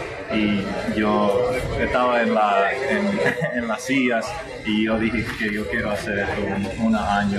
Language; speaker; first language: Spanish; early bilingual, heritage; English